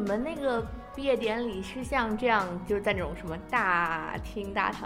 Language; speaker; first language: Chinese; native; Chinese